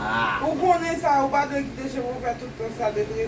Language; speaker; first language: Portuguese; non-native, learner; Haitian Creole